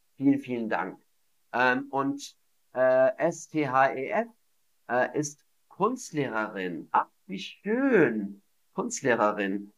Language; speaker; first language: German; non-native, fluent; English